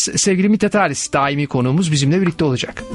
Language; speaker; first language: Turkish; native; Turkish